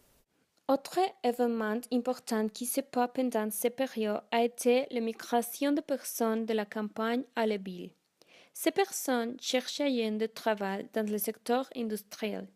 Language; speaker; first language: French; non-native, learner; Spanish